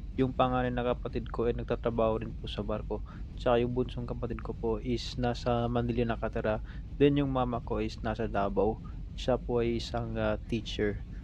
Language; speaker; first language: Filipino; non-native, local second language; Cebuano